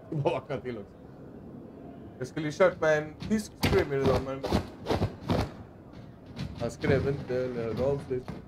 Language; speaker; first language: Swedish; native; Swedish